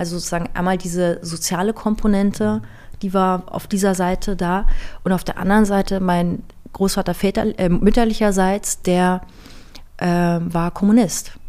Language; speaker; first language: German; early bilingual, other home language; Persian